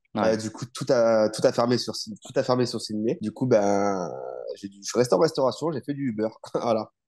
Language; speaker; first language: French; native; French